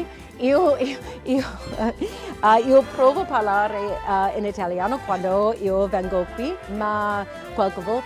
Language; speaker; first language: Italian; non-native, learner; English